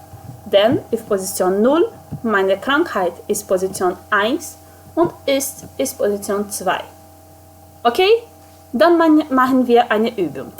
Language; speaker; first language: German; non-native, fluent; Portuguese